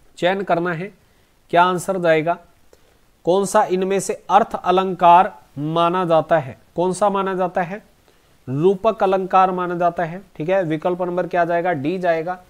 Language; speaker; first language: Hindi; native; Hindi